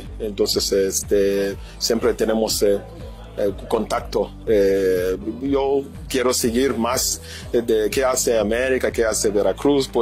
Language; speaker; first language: Spanish; non-native, fluent; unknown